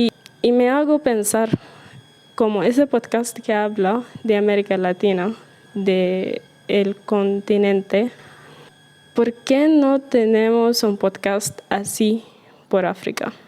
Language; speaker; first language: Spanish; non-native, learner; Arabic